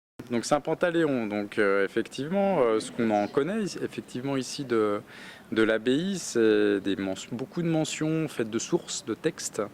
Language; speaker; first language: French; native; French